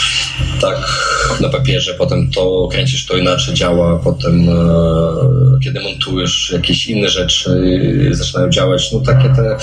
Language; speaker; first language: Polish; non-native, fluent; Russian